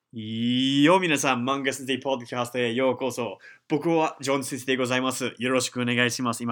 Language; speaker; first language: Japanese; non-native, learner; English